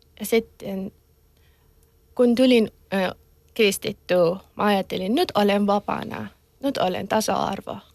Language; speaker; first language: Finnish; non-native, learner; Persian